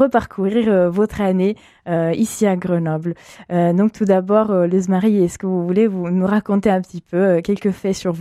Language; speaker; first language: French; native; French